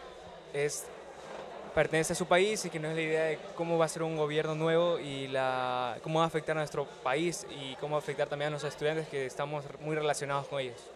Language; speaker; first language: Spanish; native; Spanish